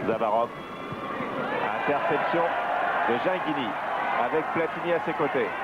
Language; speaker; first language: French; native; French